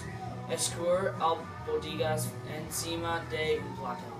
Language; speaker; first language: Spanish; non-native, learner; English